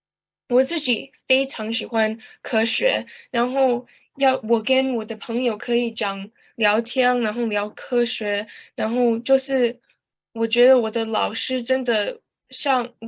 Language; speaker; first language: Chinese; early bilingual, heritage; Chinese